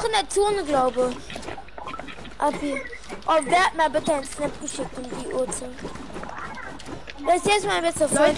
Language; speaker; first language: German; early bilingual, other home language; Turkish